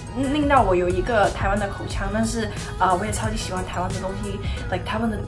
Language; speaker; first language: Chinese; non-native, local second language; Cantonese